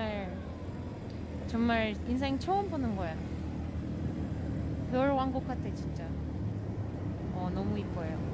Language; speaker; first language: Korean; non-native, learner; Russian